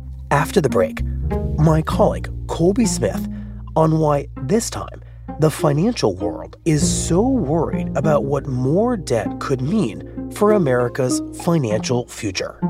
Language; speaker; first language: English; native; English